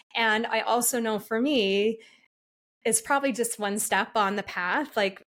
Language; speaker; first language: English; native; English